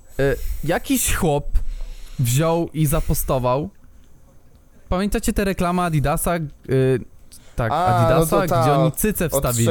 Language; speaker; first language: Polish; native; Polish